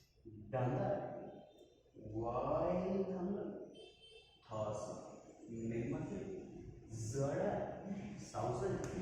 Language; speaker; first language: Vietnamese; non-native, learner; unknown